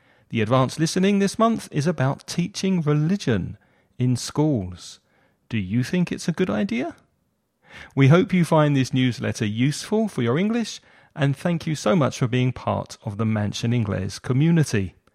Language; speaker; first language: English; native; English